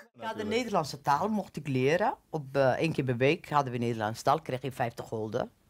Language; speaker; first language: Dutch; non-native, fluent; Somali